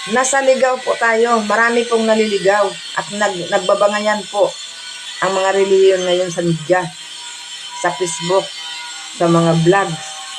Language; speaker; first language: Filipino; non-native, local second language; Cebuano